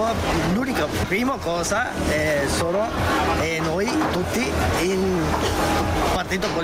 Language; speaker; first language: Italian; non-native, learner; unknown